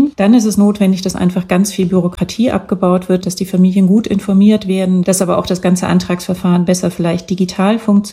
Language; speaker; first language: German; native; German